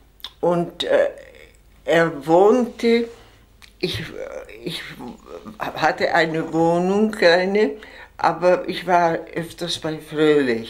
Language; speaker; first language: German; non-native, fluent; Czech